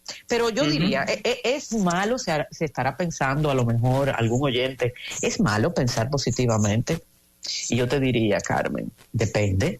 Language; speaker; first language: Spanish; native; Spanish